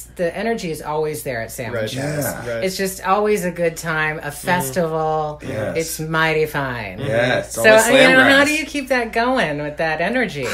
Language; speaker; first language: English; native; English